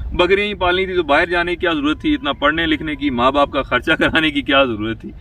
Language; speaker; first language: Hindi; non-native, local second language; Punjabi